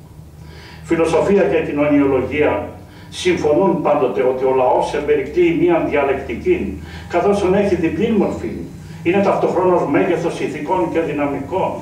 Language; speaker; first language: Greek; native; Greek